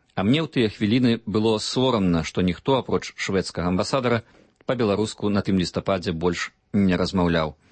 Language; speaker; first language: Belarusian; native; Belarusian